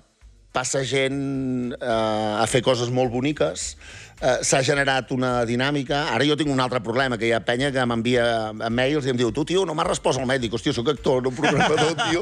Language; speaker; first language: Catalan; native; Catalan